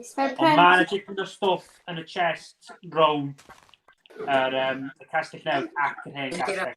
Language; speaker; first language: Welsh; native; Welsh